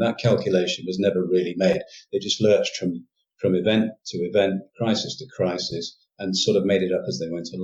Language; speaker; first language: English; native; English